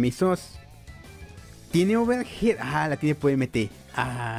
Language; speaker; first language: Spanish; native; Spanish